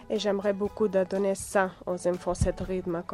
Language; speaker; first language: French; non-native, fluent; Catalan